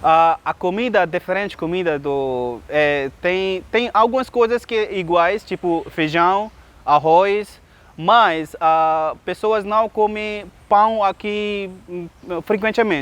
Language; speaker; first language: Portuguese; non-native, learner; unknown